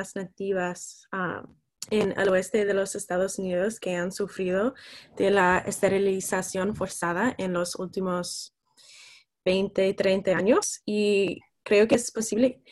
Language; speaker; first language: Spanish; non-native, fluent; English